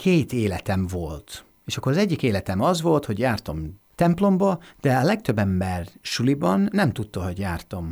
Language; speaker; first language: Hungarian; non-native, fluent; English